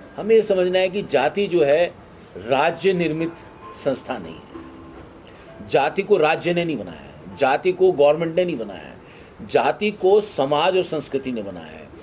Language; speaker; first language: Hindi; native; Hindi